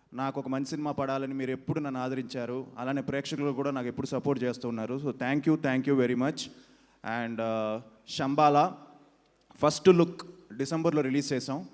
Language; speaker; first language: Telugu; native; Telugu